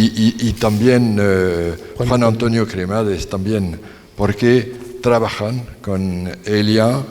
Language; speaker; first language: Spanish; non-native, learner; French